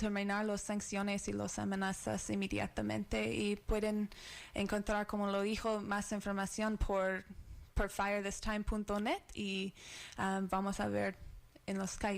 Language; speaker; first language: Spanish; non-native, learner; English